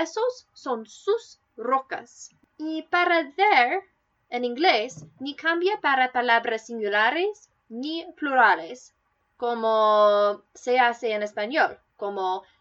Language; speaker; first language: Spanish; non-native, learner; English